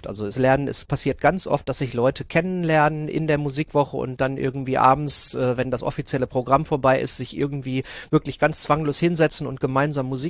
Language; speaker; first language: German; native; German